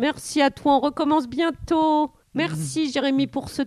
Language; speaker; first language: French; native; French